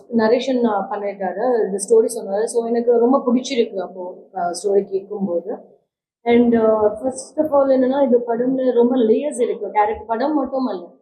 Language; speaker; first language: Tamil; non-native, learner; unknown